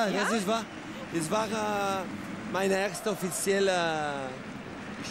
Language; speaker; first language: German; non-native, learner; Spanish